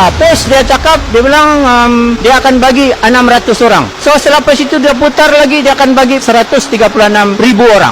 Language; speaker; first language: Malay; non-native, local second language; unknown